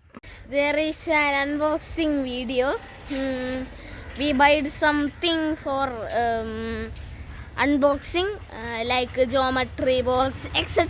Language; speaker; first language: English; non-native, learner; Malayalam